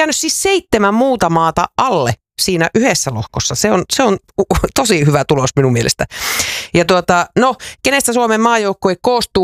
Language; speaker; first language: Finnish; native; Finnish